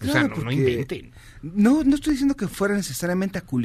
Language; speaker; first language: Spanish; native; Spanish